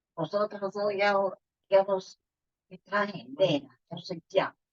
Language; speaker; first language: Chinese; early bilingual, heritage; Chinese